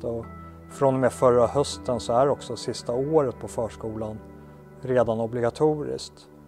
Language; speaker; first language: Swedish; native; Swedish